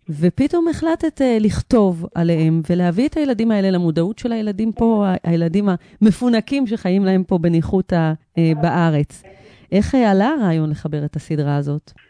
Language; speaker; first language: Hebrew; native; Hebrew